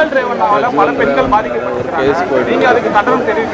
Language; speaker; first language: Tamil; native; Tamil